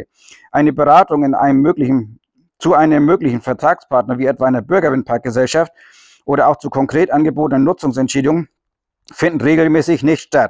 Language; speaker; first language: German; native; German